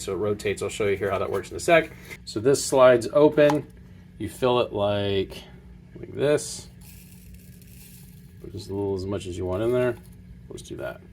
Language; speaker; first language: English; native; English